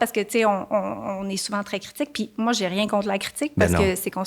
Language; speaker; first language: French; native; French